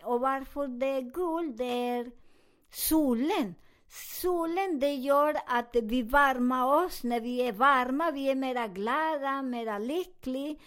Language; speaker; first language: Swedish; non-native, fluent; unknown